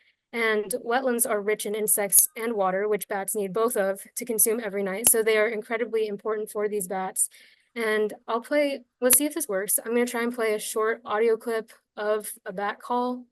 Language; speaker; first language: English; native; English